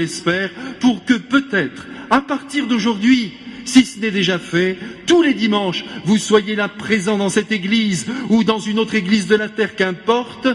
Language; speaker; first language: French; native; French